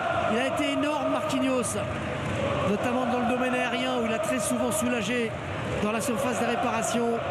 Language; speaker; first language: French; native; French